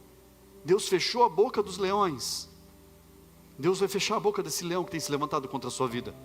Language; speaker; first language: Portuguese; native; Portuguese